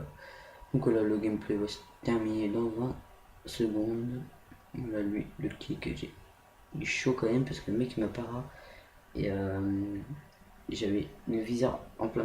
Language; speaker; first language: French; native; French